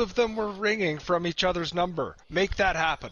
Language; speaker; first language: English; native; English